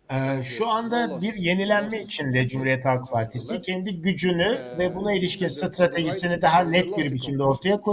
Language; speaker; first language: Turkish; native; Turkish